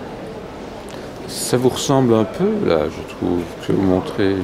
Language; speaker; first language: French; native; French